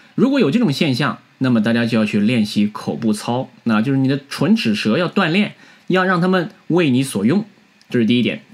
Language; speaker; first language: Chinese; native; Chinese